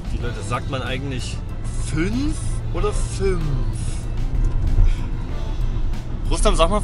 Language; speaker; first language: German; native; German